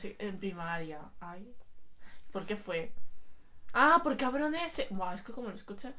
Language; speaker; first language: Spanish; early bilingual, other home language; Chinese